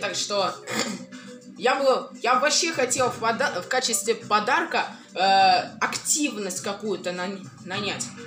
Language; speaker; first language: Russian; native; Russian